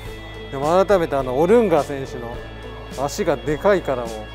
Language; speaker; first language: Japanese; native; Japanese